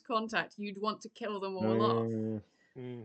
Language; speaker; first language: English; native; English